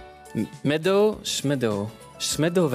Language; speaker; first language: Albanian; non-native, learner; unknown